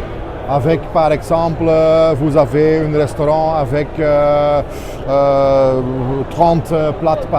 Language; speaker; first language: French; non-native, local second language; Dutch